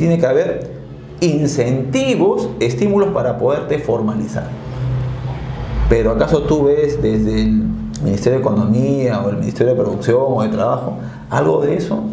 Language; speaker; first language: Spanish; native; Spanish